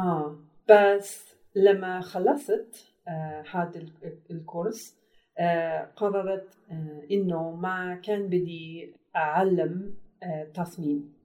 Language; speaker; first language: Arabic; non-native, learner; English